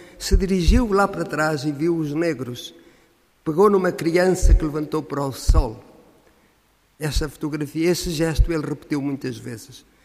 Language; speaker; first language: Portuguese; native; Portuguese